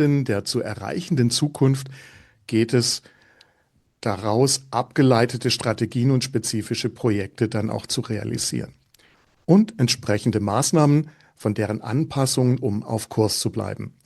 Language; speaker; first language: German; native; German